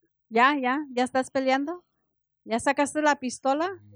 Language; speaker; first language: Spanish; early bilingual, heritage; Spanish